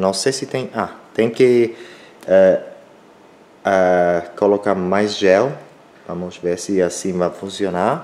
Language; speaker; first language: Portuguese; non-native, learner; Spanish